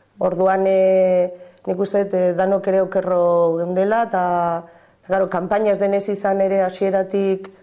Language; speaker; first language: Basque; native; Basque